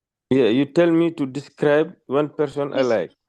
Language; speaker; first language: English; non-native, learner; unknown